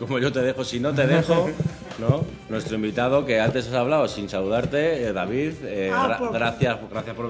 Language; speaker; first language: Spanish; native; Spanish